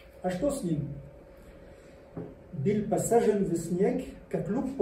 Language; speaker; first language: Russian; non-native, learner; French